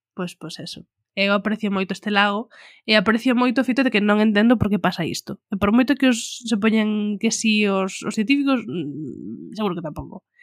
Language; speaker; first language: Galician; non-native, local second language; Spanish